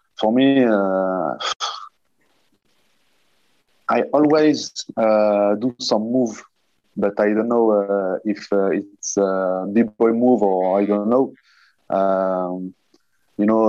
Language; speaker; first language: English; non-native, learner; French